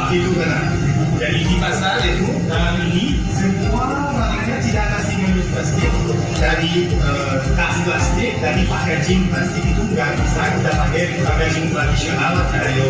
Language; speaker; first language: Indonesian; non-native, learner; French